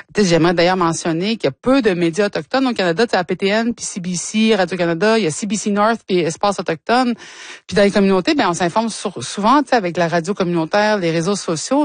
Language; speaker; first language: French; native; French